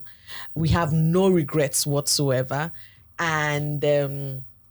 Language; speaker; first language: English; non-native, local second language; Igbo